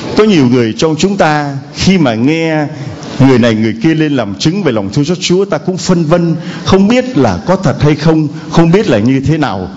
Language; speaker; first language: Vietnamese; native; Vietnamese